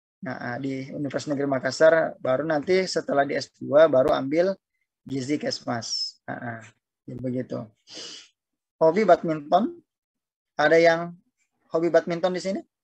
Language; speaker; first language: Indonesian; native; Indonesian